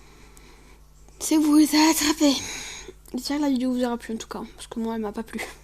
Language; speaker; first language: French; native; French